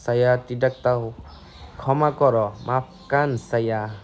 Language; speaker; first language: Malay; non-native, learner; Bangla